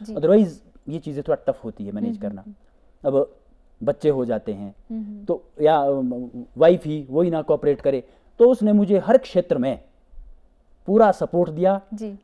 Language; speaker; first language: Hindi; native; Hindi